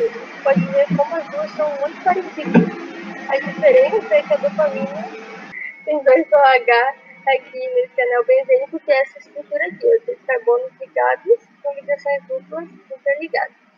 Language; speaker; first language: Portuguese; native; Portuguese